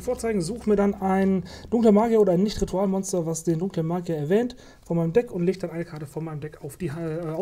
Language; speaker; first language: German; native; German